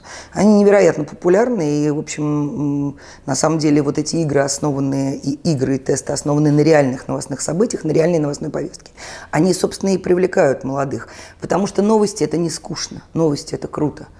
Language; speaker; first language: Russian; native; Russian